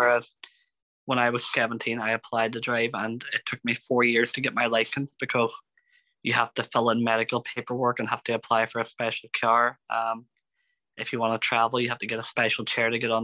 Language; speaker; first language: English; native; English